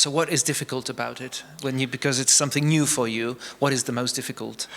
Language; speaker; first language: English; non-native, fluent; Polish